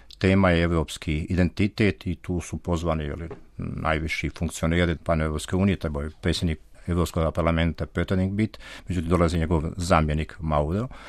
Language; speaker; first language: Serbian; native; Serbian